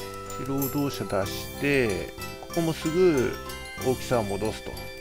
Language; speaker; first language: Japanese; native; Japanese